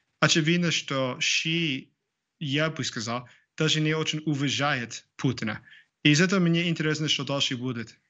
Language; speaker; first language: Russian; non-native, fluent; English